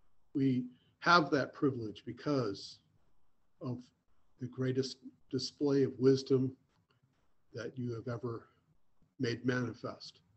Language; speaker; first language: English; native; English